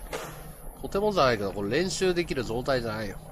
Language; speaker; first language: Japanese; native; Japanese